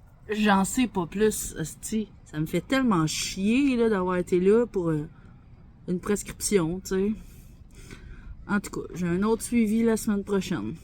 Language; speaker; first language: French; native; French